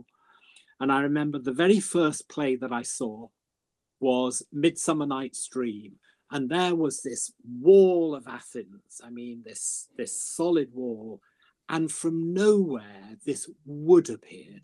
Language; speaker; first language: English; native; English